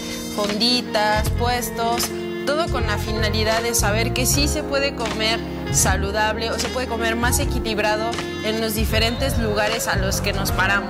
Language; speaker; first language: Spanish; native; Spanish